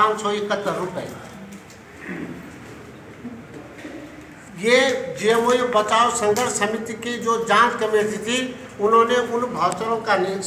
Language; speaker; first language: Hindi; native; Hindi